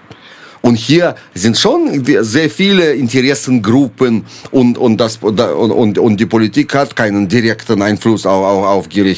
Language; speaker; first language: German; non-native, fluent; Russian